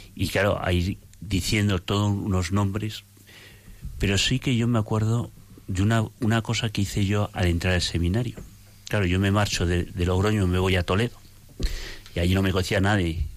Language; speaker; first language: Spanish; native; Spanish